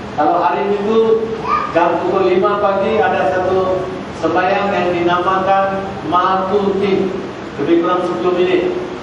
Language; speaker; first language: Malay; non-native, local second language; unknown